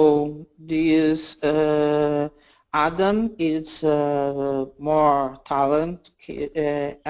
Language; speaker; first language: English; non-native, learner; Portuguese